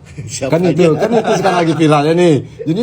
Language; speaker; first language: Indonesian; native; Indonesian